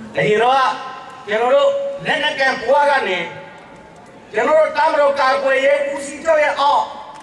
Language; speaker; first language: Burmese; non-native, local second language; S'gaw Karen